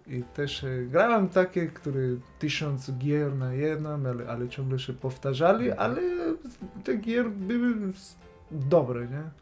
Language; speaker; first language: Polish; non-native, fluent; Spanish